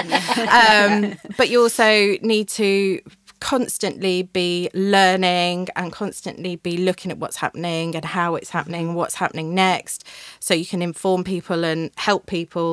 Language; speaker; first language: English; native; English